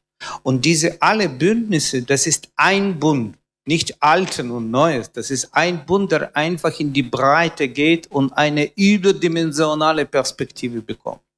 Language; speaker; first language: German; non-native, fluent; Russian